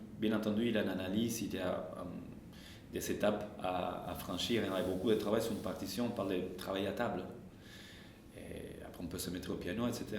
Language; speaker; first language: French; non-native, fluent; Spanish